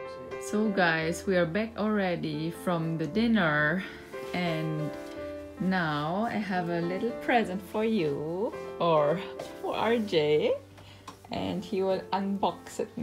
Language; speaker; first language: English; non-native, fluent; German